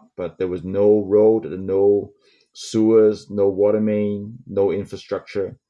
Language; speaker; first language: English; non-native, local second language; Cantonese